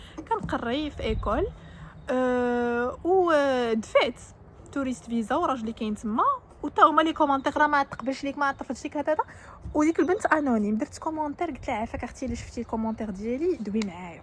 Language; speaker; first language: Arabic; native; Arabic